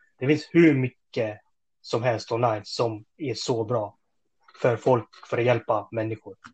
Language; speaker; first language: Swedish; early bilingual, other home language; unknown